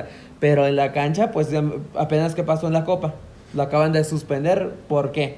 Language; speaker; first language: Spanish; native; Spanish